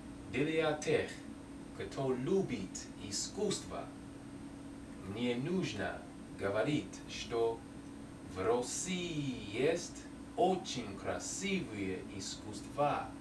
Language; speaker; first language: Russian; non-native, learner; English